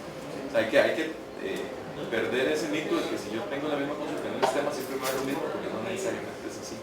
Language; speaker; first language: Spanish; native; Spanish